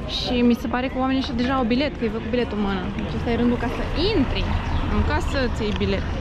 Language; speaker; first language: Romanian; early bilingual, heritage; Romanian